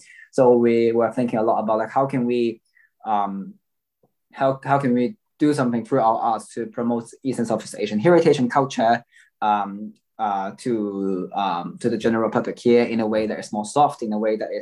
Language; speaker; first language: English; non-native, local second language; Cantonese